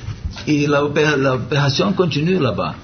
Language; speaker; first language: French; non-native, learner; Portuguese